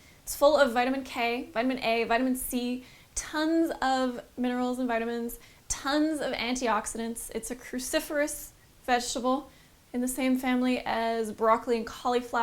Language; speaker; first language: English; native; English